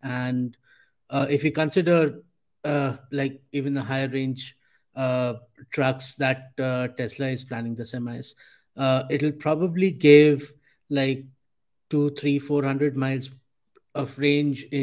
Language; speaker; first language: English; non-native, local second language; Hindi